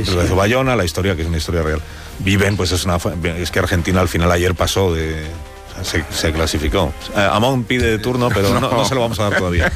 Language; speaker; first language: Spanish; native; Spanish